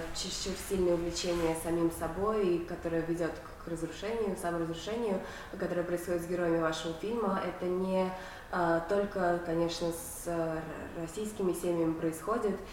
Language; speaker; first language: Russian; native; Russian